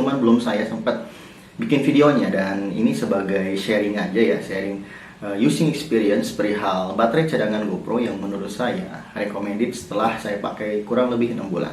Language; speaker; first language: Indonesian; native; Indonesian